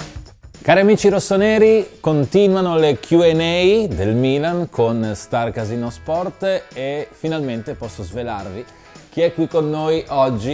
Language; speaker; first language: Italian; native; Italian